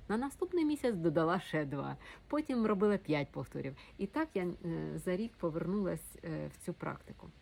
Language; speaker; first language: Ukrainian; native; Ukrainian